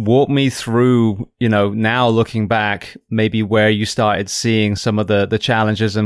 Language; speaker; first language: English; native; English